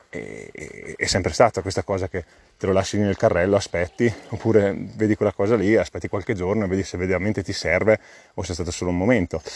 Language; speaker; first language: Italian; native; Italian